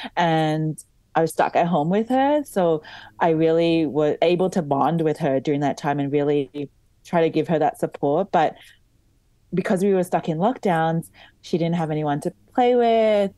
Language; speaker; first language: English; native; English